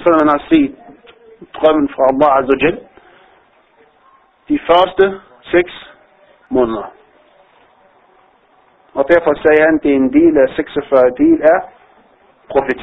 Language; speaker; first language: Danish; non-native, fluent; Arabic